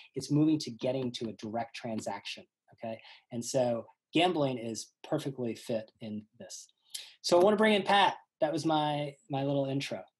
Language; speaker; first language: English; native; English